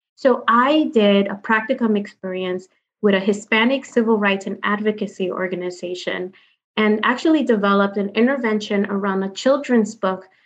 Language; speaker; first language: English; native; English